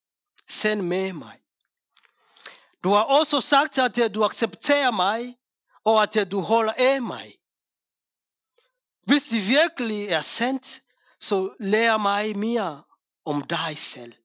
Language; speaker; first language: Danish; non-native, fluent; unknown